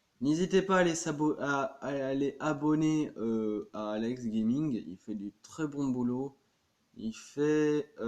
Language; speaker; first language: French; native; French